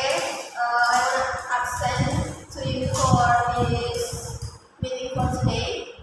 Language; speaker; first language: English; non-native, local second language; Indonesian